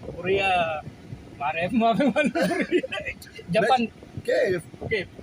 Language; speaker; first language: Arabic; non-native, learner; Filipino